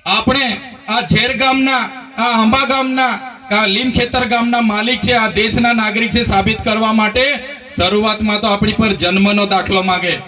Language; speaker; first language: Gujarati; non-native, local second language; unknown